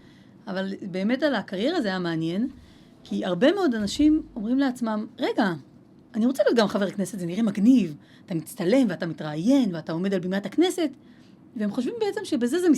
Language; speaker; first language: Hebrew; native; Hebrew